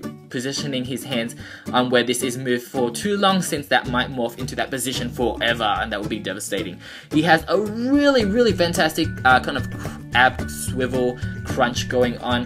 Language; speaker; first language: English; native; English